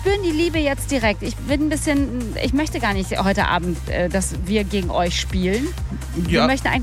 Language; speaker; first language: German; native; German